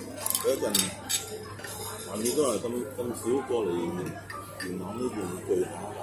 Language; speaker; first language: Cantonese; native; Cantonese